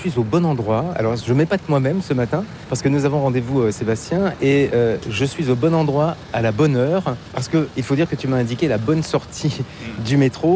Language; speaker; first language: French; native; French